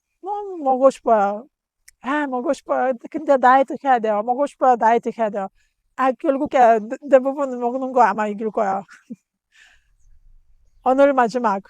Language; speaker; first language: Korean; non-native, learner; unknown